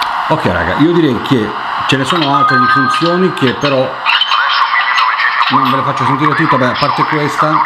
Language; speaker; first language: Italian; native; Italian